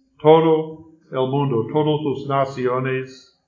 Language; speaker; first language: Spanish; non-native, learner; English